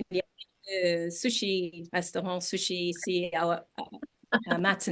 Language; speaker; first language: French; non-native, learner; English